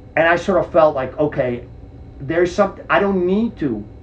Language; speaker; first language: English; early bilingual, other home language; Czech